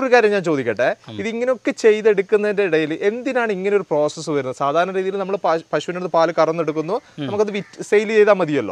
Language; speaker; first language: Malayalam; native; Malayalam